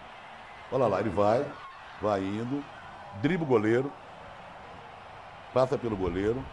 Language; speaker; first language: Portuguese; native; Portuguese